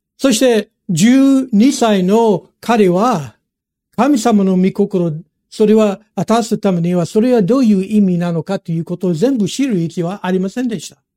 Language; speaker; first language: Japanese; non-native, fluent; English